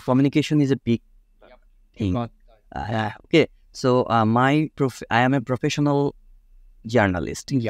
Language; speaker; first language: English; non-native, local second language; Bangla